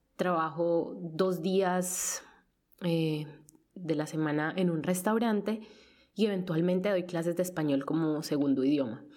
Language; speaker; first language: Spanish; native; Spanish